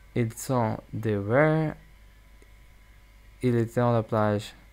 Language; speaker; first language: French; non-native, learner; English